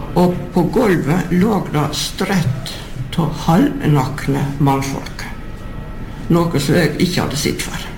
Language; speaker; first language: Norwegian; native; Norwegian